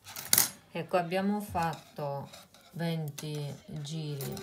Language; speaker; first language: Italian; non-native, fluent; Russian